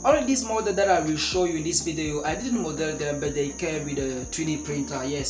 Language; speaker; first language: English; non-native, fluent; French